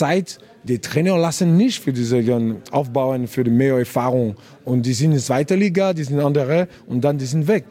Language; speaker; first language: German; non-native, learner; French